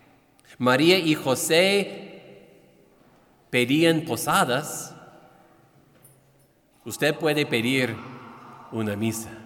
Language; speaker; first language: Spanish; non-native, fluent; English